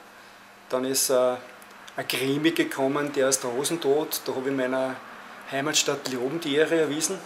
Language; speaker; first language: German; native; German